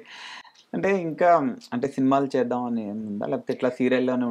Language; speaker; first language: Telugu; native; Telugu